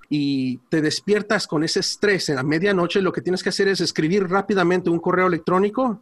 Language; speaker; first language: Spanish; early bilingual, heritage; Spanish